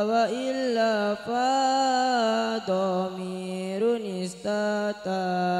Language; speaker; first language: Arabic; non-native, learner; Madurese